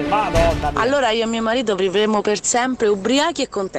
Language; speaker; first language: Italian; native; Italian